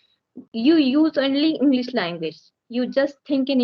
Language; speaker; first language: English; non-native, learner; Marathi